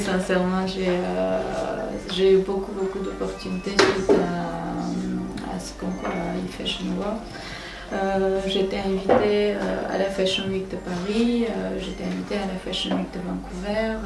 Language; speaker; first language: French; non-native, fluent; Armenian